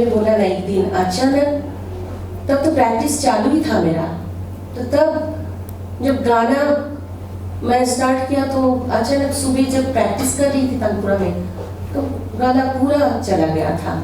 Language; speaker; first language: Hindi; non-native, local second language; Bangla